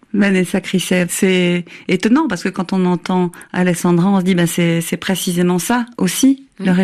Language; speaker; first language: French; native; French